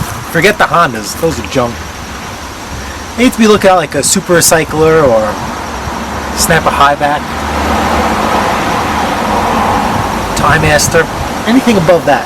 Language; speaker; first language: English; native; English